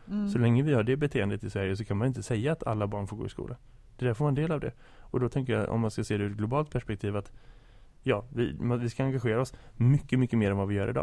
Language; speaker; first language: Swedish; native; Swedish